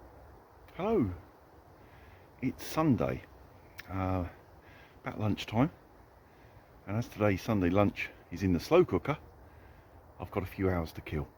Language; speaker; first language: English; native; English